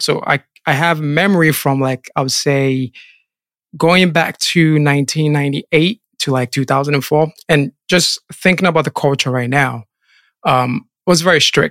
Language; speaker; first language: English; non-native, local second language; Akan